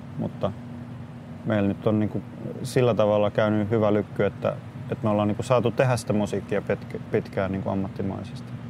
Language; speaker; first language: Finnish; native; Finnish